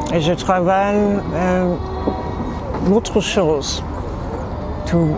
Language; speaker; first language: French; non-native, learner; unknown